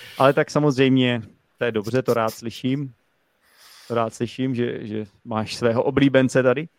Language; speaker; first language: Czech; native; Czech